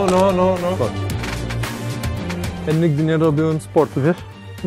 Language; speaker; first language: Polish; non-native, learner; Portuguese